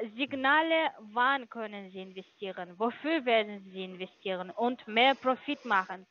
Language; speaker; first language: German; non-native, learner; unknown